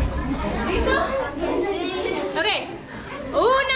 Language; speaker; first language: Spanish; non-native, fluent; English